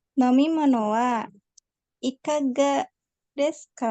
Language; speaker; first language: Japanese; non-native, learner; Indonesian